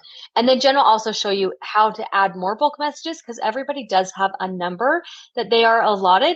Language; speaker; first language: English; native; English